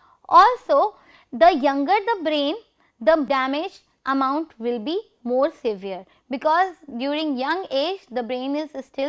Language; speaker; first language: English; non-native, local second language; Hindi